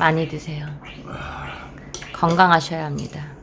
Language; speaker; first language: Korean; native; Korean